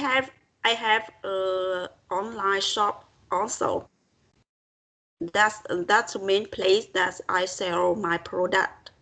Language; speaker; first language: English; non-native, learner; Vietnamese